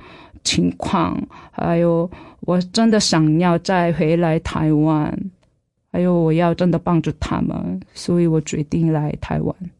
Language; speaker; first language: Chinese; non-native, fluent; Korean